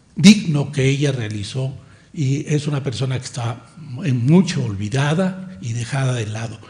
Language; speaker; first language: Spanish; native; Spanish